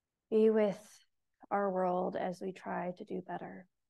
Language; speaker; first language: English; native; English